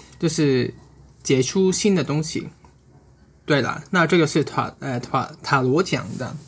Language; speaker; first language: Chinese; non-native, local second language; Cantonese